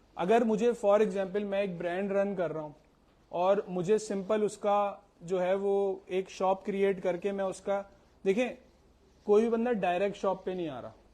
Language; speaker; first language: Urdu; native; Urdu